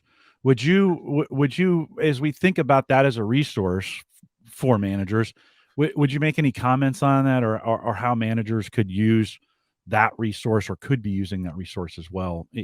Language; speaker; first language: English; native; English